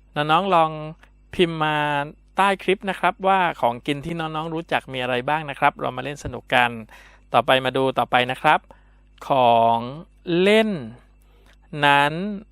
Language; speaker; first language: Thai; native; Thai